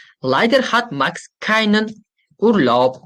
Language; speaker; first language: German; non-native, fluent; Uzbek